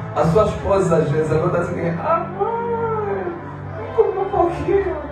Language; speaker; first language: Portuguese; native; Portuguese